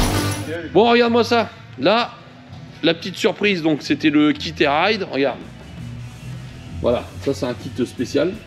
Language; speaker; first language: French; native; French